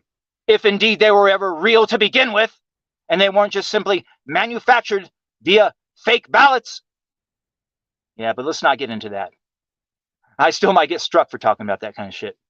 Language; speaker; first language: English; native; English